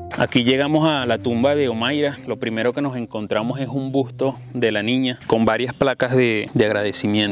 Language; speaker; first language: Spanish; native; Spanish